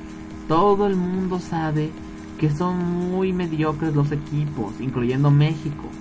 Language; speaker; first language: Spanish; native; Spanish